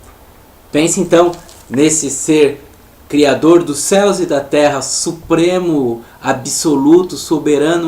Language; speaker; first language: Portuguese; native; Portuguese